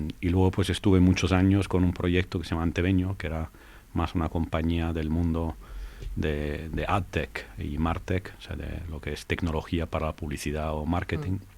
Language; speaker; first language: Spanish; non-native, fluent; English